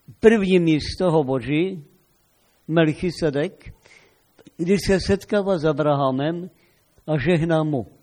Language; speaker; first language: Czech; native; Czech